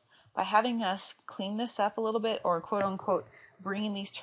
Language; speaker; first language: English; native; English